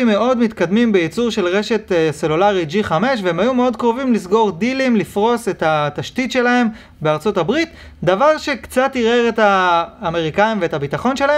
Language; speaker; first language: Hebrew; native; Hebrew